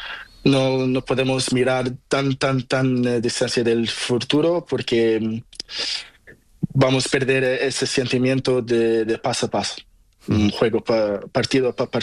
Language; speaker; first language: Spanish; non-native, learner; Portuguese